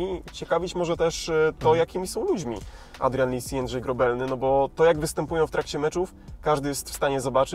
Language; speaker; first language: Polish; native; Polish